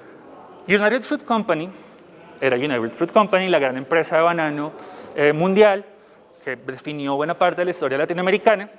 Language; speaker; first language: Spanish; native; Spanish